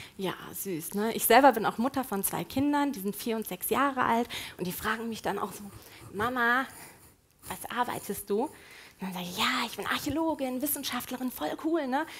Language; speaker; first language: German; native; German